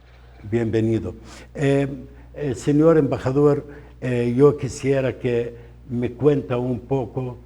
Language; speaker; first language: Spanish; non-native, fluent; Arabic